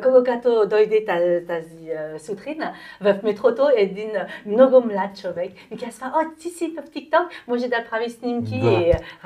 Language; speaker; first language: Bulgarian; non-native, learner; French